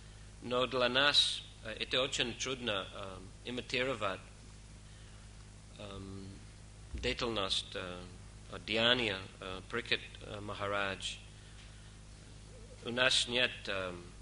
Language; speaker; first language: Russian; non-native, fluent; English